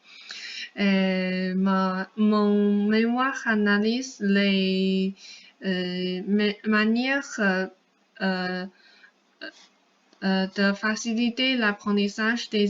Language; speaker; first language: French; non-native, fluent; Chinese